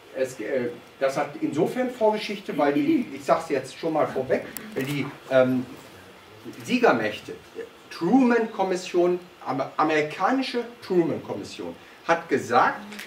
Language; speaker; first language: German; native; German